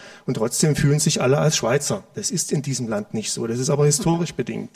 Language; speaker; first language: German; native; German